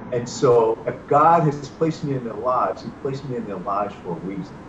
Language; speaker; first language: English; native; English